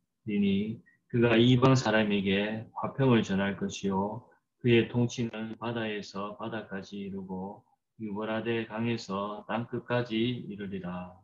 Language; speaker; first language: Korean; native; Korean